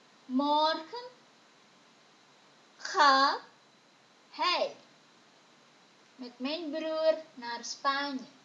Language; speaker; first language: Dutch; non-native, fluent; Indonesian